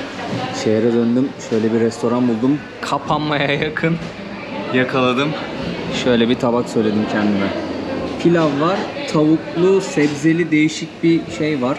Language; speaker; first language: Turkish; native; Turkish